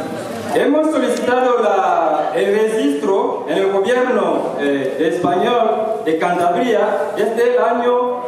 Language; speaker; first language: Spanish; non-native, learner; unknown